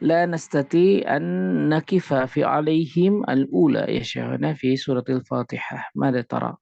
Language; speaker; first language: Arabic; non-native, learner; Indonesian